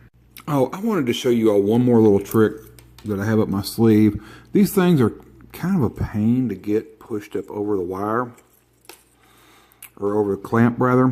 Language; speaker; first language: English; native; English